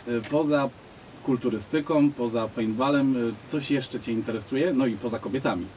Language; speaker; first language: Polish; native; Polish